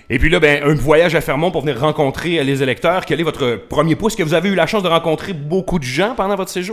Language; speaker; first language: French; native; French